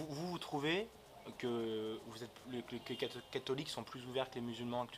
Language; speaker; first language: French; native; French